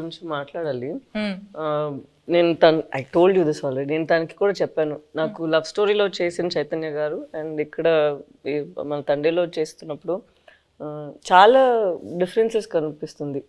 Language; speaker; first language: Telugu; non-native, fluent; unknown